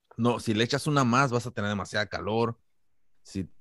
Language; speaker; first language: Spanish; native; Spanish